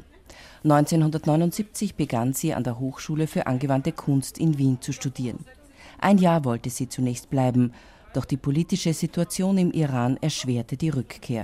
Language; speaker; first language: German; native; German